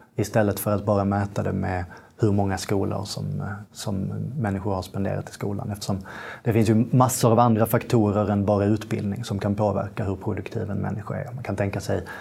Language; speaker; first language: Swedish; native; Swedish